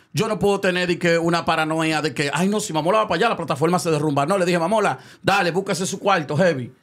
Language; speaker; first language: Spanish; native; Spanish